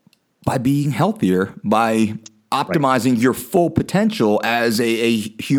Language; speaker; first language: English; native; English